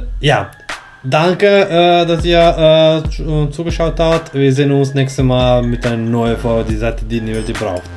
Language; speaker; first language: German; non-native, fluent; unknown